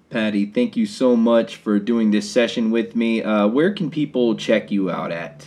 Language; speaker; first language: English; native; English